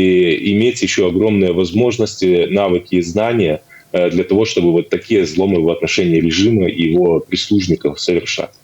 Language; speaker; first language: Russian; native; Russian